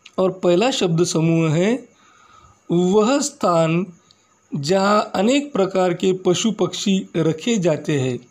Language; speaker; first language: Hindi; non-native, local second language; Marathi